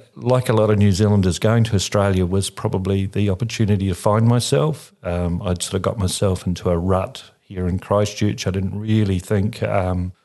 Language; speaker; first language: English; native; English